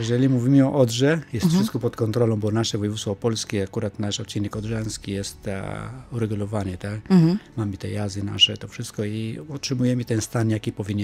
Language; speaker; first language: Polish; non-native, fluent; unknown